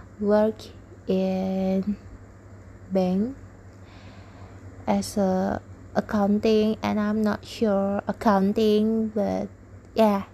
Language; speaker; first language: English; non-native, learner; Indonesian